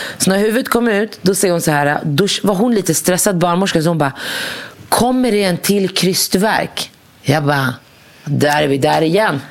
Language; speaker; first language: Swedish; early bilingual, other home language; Arabic